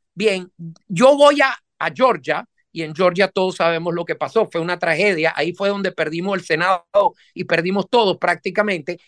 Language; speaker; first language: Spanish; native; Spanish